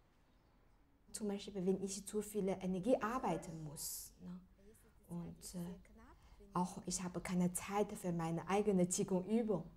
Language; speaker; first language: German; non-native, learner; Chinese